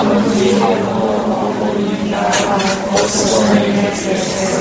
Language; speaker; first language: Korean; non-native, learner; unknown